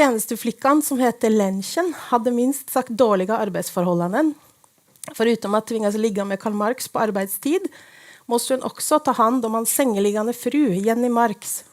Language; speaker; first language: Norwegian; native; Norwegian